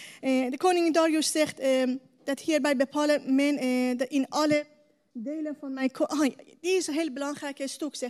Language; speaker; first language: Dutch; non-native, learner; Persian